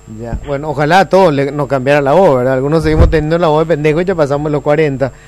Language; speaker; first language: Spanish; native; Spanish